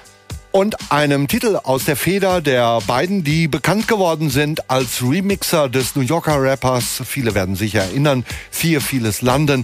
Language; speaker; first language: German; native; German